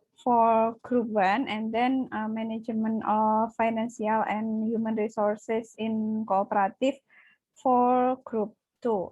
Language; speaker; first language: English; non-native, learner; Indonesian